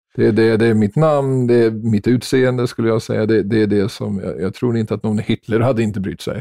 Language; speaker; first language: Swedish; non-native, fluent; English